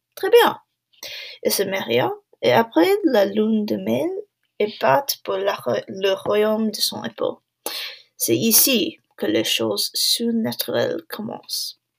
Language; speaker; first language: French; non-native, learner; English